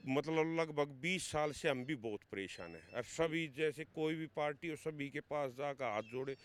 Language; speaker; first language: Hindi; native; Hindi